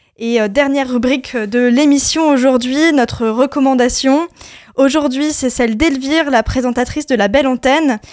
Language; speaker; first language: French; native; French